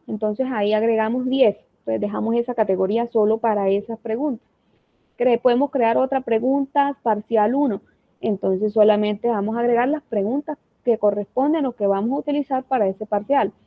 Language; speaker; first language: Spanish; native; Spanish